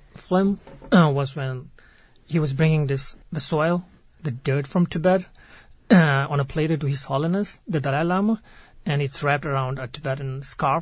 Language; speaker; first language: English; non-native, local second language; Tibetan